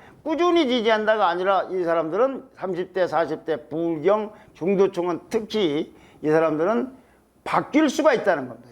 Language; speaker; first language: Korean; native; Korean